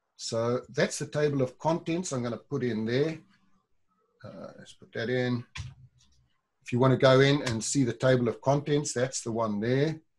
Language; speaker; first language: English; native; English